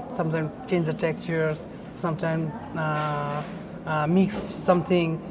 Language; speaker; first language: English; non-native, local second language; Bangla